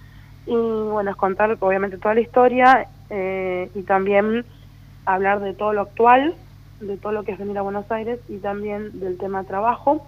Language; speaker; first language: Spanish; native; Spanish